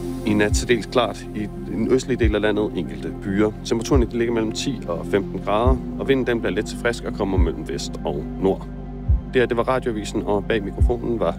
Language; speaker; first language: Danish; native; Danish